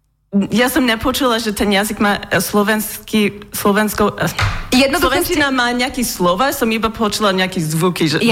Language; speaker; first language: Slovak; non-native, learner; English